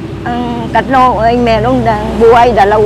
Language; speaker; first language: Filipino; non-native, learner; Vietnamese